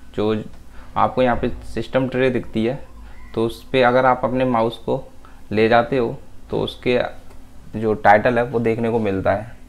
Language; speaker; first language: Hindi; native; Hindi